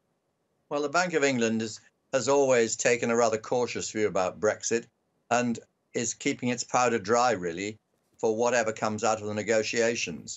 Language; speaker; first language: English; native; English